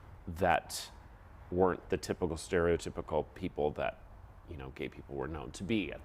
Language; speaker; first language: English; native; English